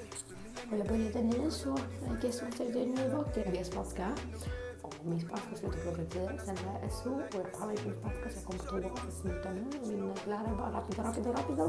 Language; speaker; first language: Swedish; native; Swedish